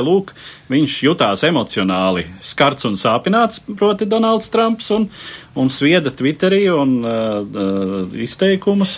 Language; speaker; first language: Latvian; early bilingual, heritage; Latvian